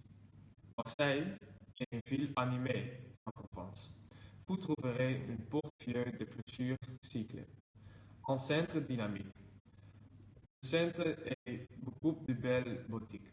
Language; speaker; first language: French; non-native, learner; Dutch